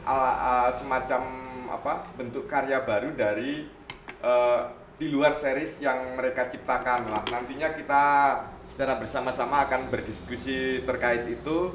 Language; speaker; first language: Indonesian; non-native, local second language; Javanese